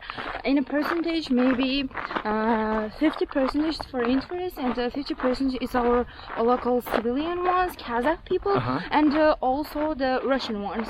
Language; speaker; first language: English; non-native, learner; Kazakh